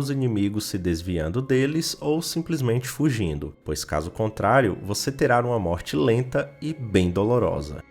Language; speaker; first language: Portuguese; native; Portuguese